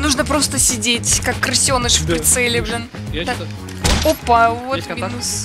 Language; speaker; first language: Russian; native; Russian